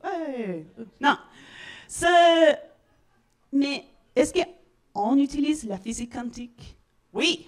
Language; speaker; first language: French; non-native, learner; Spanish